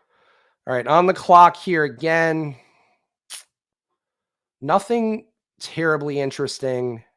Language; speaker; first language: English; native; English